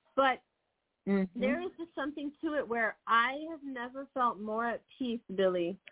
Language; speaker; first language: English; native; English